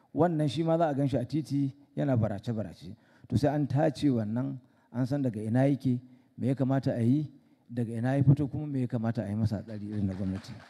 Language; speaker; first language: Hausa; native; Hausa